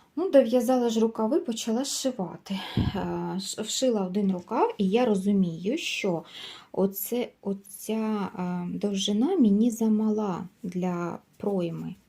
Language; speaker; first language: Ukrainian; native; Ukrainian